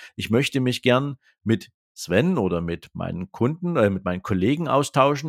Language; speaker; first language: German; native; German